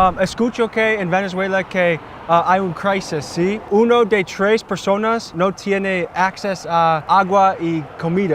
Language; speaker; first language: Spanish; non-native, learner; English